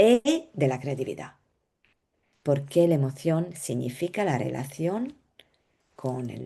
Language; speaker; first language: Spanish; non-native, learner; Italian